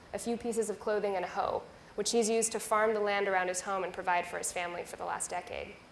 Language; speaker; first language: English; native; English